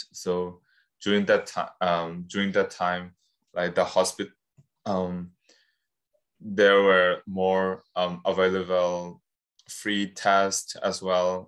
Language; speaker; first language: English; non-native, fluent; Burmese